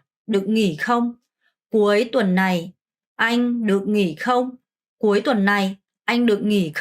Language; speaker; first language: Vietnamese; non-native, fluent; Korean